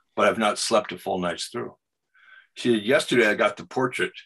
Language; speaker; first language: English; native; English